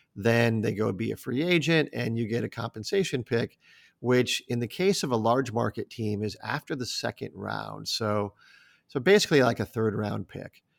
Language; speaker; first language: English; native; English